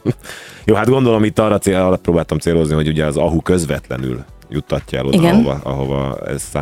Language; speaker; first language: Hungarian; native; Hungarian